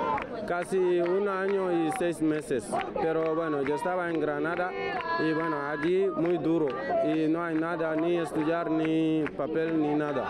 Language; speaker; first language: Spanish; non-native, learner; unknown